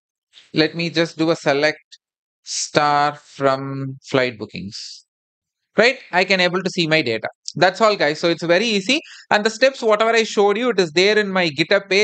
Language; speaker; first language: English; non-native, local second language; Tamil